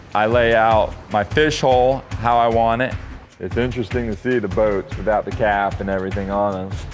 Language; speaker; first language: English; native; English